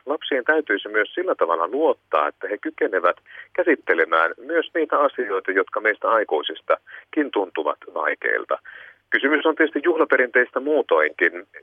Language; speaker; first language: Finnish; native; Finnish